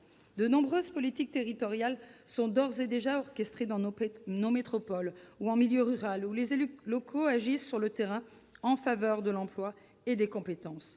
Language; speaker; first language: French; native; French